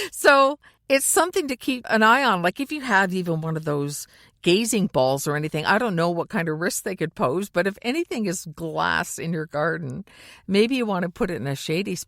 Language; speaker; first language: English; native; English